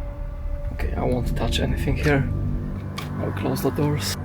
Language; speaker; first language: English; non-native, fluent; Polish